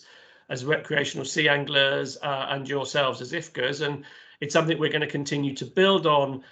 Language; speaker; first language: English; native; English